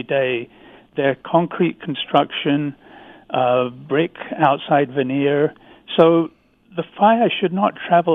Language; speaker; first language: English; native; English